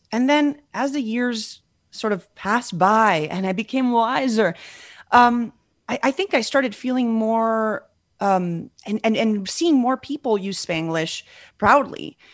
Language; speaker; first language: English; early bilingual, other home language; Spanish